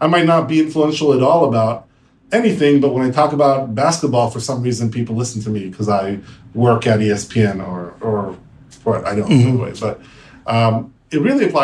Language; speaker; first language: English; native; English